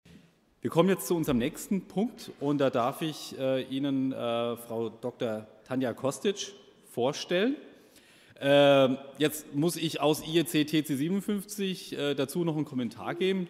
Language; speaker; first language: German; native; German